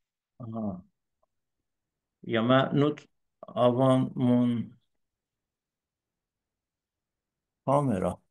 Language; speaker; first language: Finnish; non-native, learner; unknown